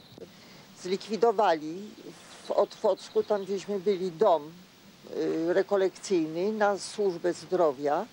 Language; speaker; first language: Polish; native; Polish